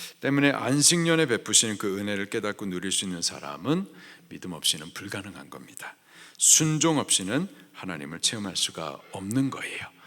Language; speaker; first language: Korean; native; Korean